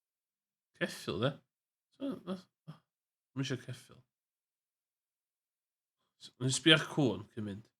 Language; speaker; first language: Welsh; native; Welsh